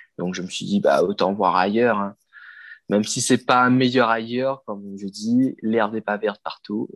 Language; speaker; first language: French; non-native, local second language; Morisyen